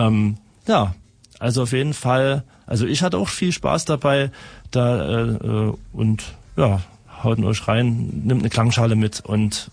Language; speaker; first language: German; native; German